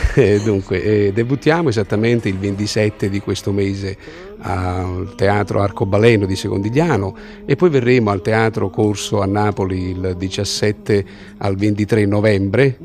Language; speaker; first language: Italian; native; Italian